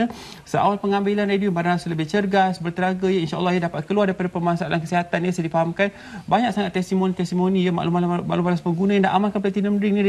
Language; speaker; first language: Malay; native; Malay